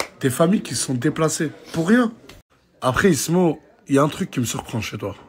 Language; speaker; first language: French; native; French